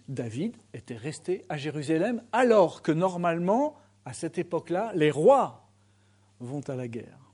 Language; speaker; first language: French; native; French